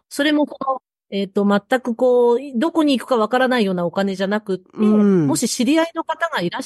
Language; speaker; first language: Japanese; native; Japanese